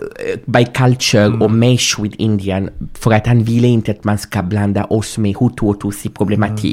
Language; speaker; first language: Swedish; non-native, fluent; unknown